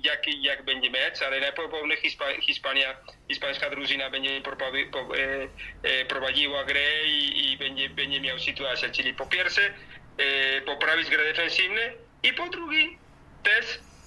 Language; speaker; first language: Polish; non-native, learner; Spanish